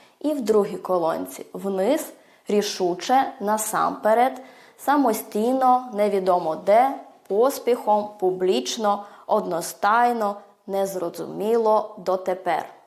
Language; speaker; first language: Ukrainian; early bilingual, heritage; Ukrainian